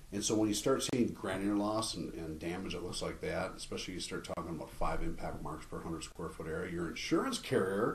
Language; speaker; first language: English; native; English